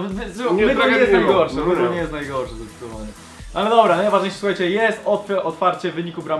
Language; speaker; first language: Polish; native; Polish